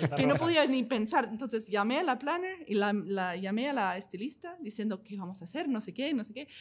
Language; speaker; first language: Spanish; non-native, fluent; English